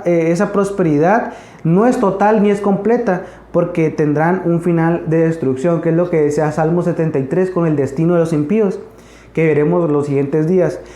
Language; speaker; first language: Spanish; native; Spanish